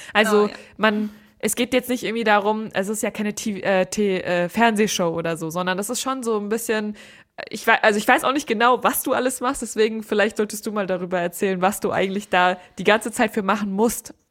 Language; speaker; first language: German; native; German